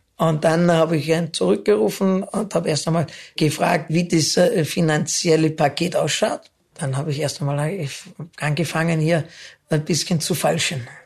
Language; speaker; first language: German; native; German